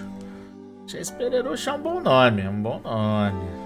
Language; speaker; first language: Portuguese; native; Portuguese